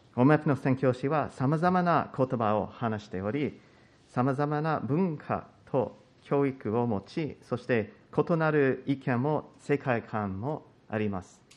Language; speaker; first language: Japanese; non-native, fluent; English